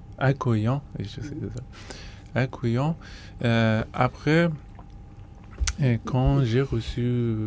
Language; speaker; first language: French; non-native, learner; Persian